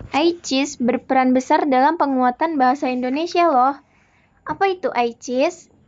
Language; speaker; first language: Indonesian; native; Indonesian